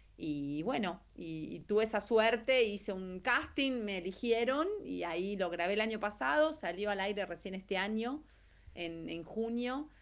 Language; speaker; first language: Spanish; native; Spanish